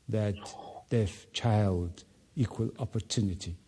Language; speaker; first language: English; non-native, learner; Mongolian